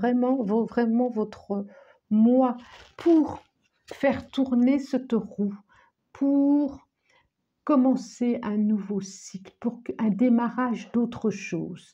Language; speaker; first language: French; native; French